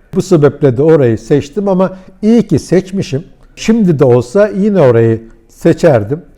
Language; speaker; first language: Turkish; early bilingual, heritage; Turkish